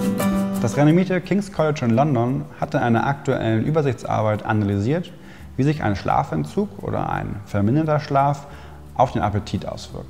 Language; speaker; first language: German; native; German